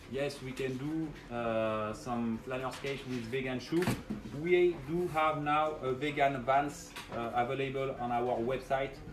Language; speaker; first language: English; non-native, fluent; French